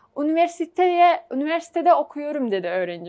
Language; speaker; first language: Turkish; non-native, fluent; Uzbek